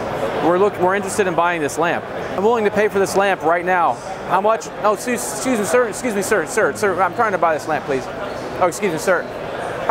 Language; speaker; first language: English; native; English